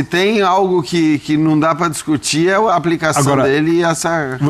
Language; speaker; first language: Portuguese; native; Portuguese